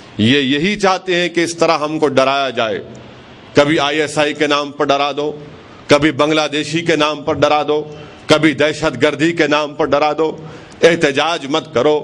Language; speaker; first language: Urdu; native; Urdu